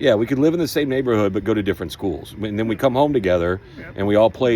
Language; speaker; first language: English; native; English